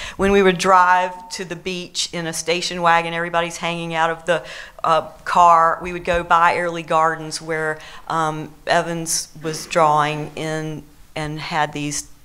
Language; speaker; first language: English; native; English